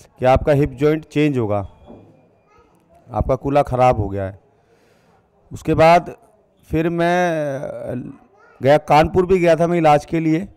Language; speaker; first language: Hindi; native; Hindi